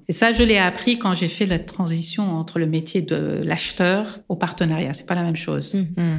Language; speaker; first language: French; non-native, local second language; Armenian